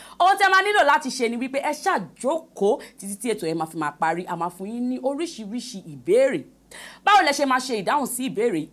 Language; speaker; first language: Yoruba; native; Yoruba